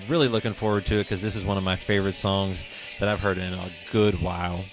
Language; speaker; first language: English; native; English